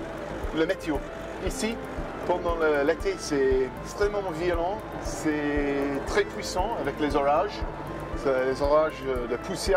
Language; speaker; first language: French; non-native, fluent; English